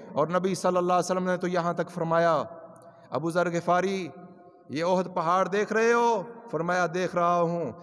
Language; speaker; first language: Urdu; non-native, local second language; Punjabi